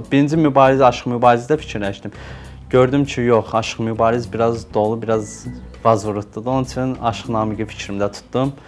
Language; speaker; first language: Azerbaijani; native; Azerbaijani